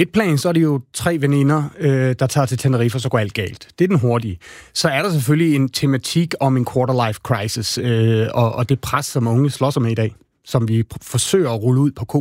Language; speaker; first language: Danish; native; Danish